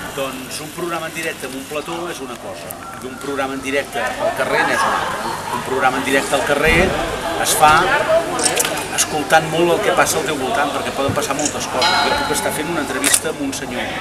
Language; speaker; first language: Catalan; native; Catalan